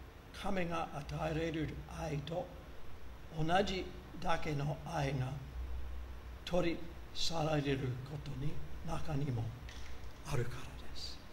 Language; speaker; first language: Japanese; non-native, fluent; English